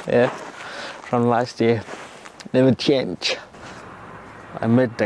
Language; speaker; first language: English; non-native, learner; Kalaallisut